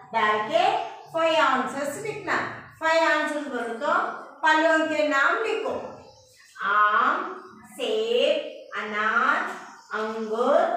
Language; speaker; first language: Hindi; non-native, local second language; Telugu